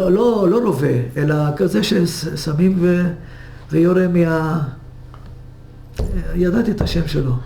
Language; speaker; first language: Hebrew; early bilingual, other home language; Hungarian